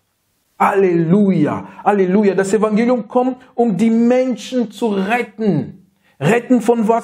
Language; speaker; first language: German; non-native, fluent; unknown